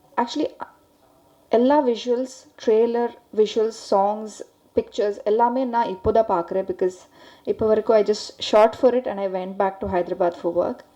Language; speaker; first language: Tamil; non-native, learner; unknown